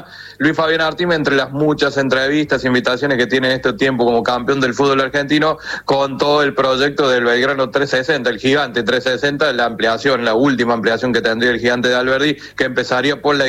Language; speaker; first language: Spanish; native; Spanish